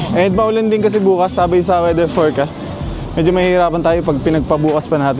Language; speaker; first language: Filipino; native; Filipino